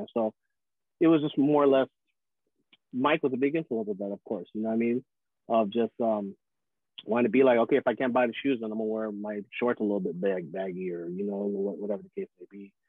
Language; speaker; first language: English; early bilingual, other home language; Filipino